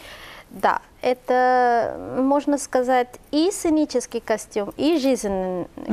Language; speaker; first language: Russian; non-native, fluent; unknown